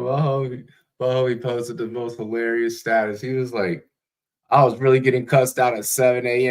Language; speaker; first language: English; native; English